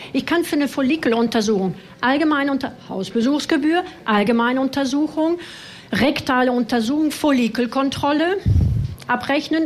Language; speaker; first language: German; non-native, fluent; French